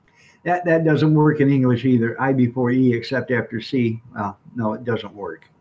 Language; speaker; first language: English; native; English